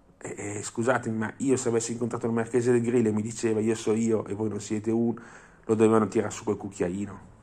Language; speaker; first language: Italian; non-native, fluent; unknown